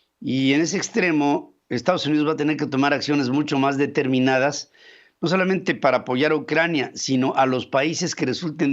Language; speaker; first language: Spanish; native; Spanish